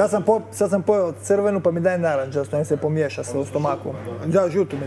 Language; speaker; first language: Croatian; native; Croatian